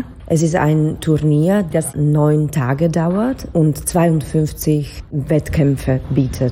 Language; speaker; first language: German; non-native, fluent; Slovak